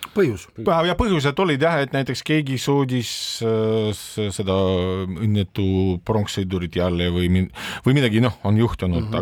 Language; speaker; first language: Estonian; non-native, local second language; Russian